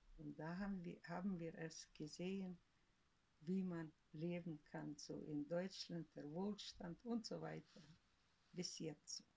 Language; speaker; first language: German; early bilingual, heritage; German